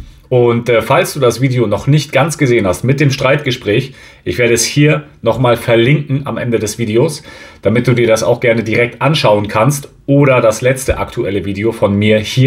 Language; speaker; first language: German; native; German